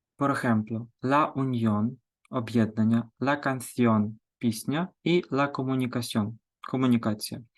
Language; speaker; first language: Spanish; non-native, fluent; Ukrainian